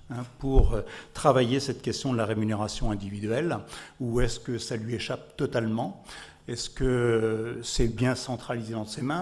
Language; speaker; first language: French; native; French